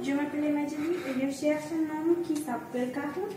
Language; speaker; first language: French; non-native, learner; Spanish